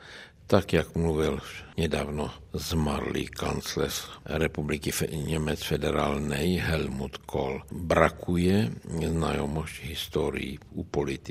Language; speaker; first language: Polish; non-native, learner; Czech